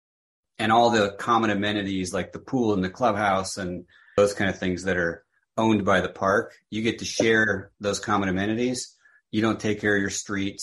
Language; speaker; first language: English; native; English